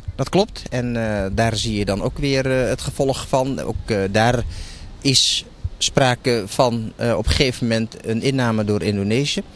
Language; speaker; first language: Dutch; early bilingual, other home language; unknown